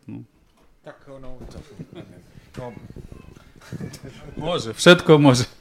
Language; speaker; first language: Slovak; non-native, learner; Ukrainian